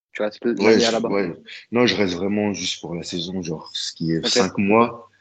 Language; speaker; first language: French; native; French